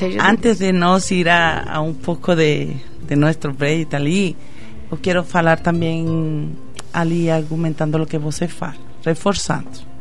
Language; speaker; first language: Portuguese; non-native, fluent; Spanish